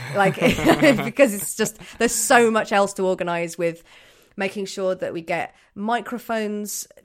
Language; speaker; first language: English; native; English